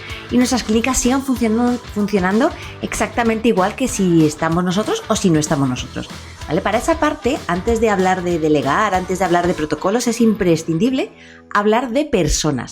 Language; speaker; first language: Spanish; native; Spanish